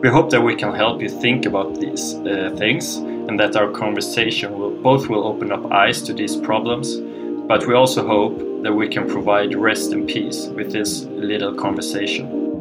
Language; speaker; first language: English; non-native, fluent; Swedish